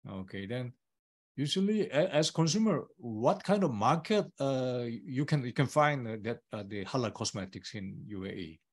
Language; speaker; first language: English; non-native, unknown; Korean